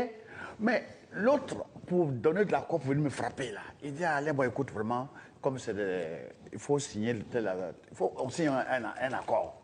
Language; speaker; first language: French; non-native, local second language; Dyula